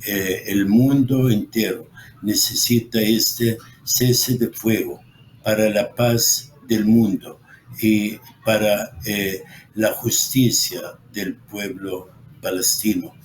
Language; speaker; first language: Spanish; non-native, fluent; Arabic